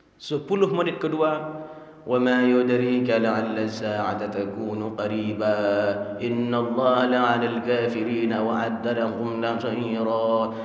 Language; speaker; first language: Malay; native; Malay